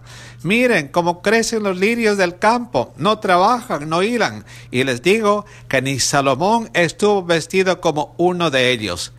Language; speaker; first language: Spanish; native; Spanish